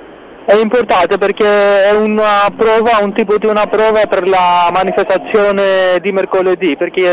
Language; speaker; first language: Italian; non-native, fluent; Greek